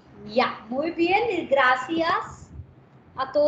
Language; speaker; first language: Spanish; non-native, fluent; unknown